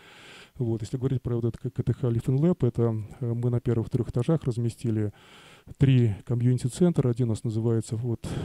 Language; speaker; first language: Russian; native; Russian